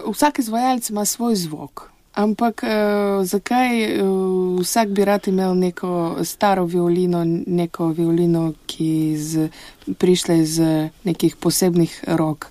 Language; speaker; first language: Slovenian; non-native, fluent; Russian